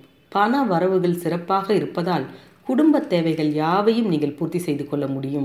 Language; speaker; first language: Tamil; native; Tamil